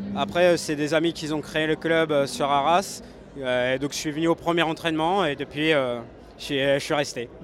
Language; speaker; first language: French; native; French